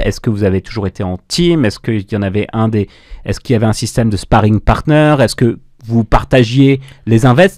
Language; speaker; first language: French; native; French